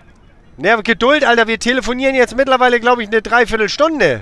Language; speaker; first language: German; native; German